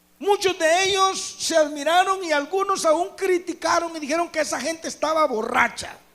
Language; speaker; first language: Spanish; native; Spanish